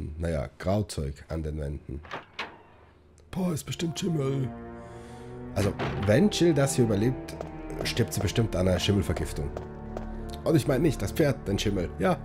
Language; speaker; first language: German; native; German